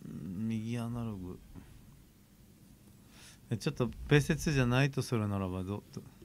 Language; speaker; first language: Japanese; native; Japanese